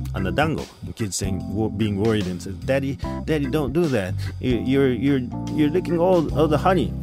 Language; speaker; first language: English; early bilingual, other home language; Japanese